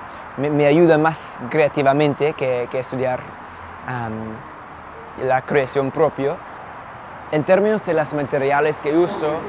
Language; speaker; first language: Spanish; non-native, fluent; English